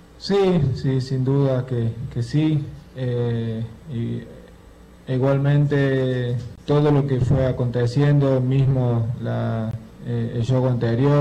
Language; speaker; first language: Portuguese; non-native, learner; Spanish